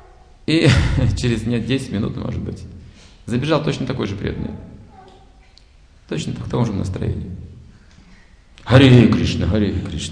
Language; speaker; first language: Russian; native; Russian